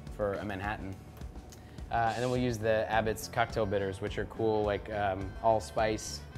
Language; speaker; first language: English; native; English